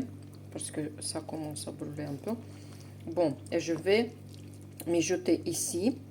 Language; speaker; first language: French; non-native, fluent; Russian